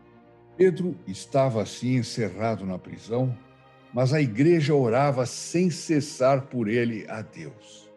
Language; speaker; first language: Portuguese; native; Portuguese